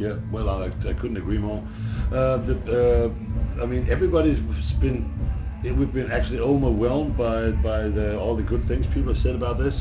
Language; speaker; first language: English; non-native, fluent; Danish